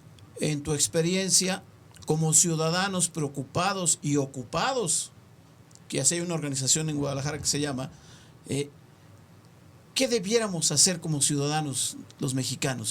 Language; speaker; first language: Spanish; native; Spanish